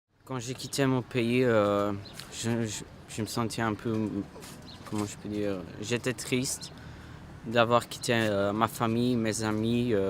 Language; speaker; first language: French; non-native, fluent; Armenian